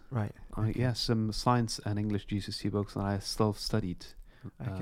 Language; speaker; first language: English; non-native, fluent; Persian